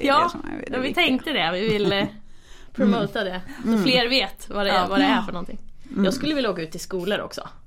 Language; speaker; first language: Swedish; native; Swedish